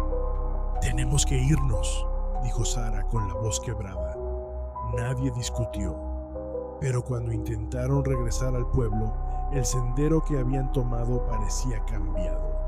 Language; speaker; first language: Spanish; native; Spanish